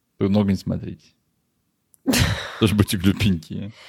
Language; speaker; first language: Russian; native; Russian